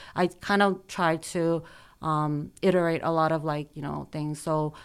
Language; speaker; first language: English; early bilingual, other home language; Korean